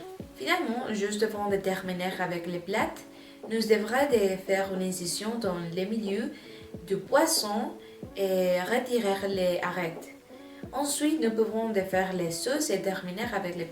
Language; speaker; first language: French; non-native, learner; Spanish